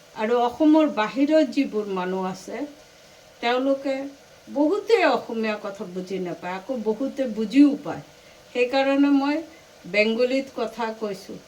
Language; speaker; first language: Assamese; non-native, local second language; Bangla